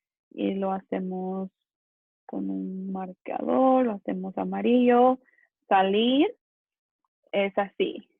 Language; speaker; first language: Spanish; early bilingual, other home language; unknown